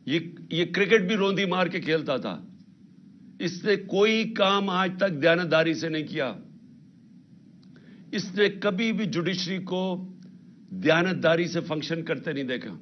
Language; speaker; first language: Urdu; native; Urdu